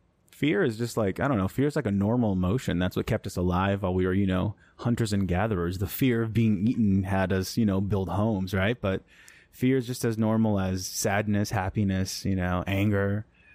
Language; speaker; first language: English; native; English